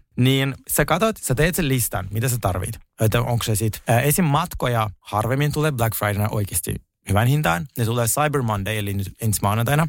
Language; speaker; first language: Finnish; non-native, fluent; Russian